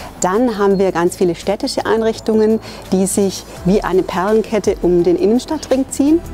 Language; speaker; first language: German; native; German